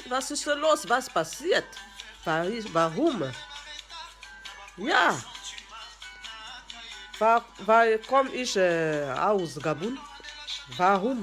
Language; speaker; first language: German; non-native, learner; French